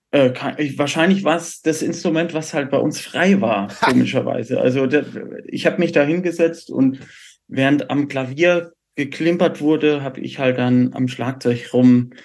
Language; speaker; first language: German; native; German